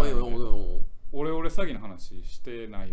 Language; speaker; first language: Japanese; native; Japanese